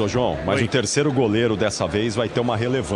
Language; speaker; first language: Portuguese; native; Portuguese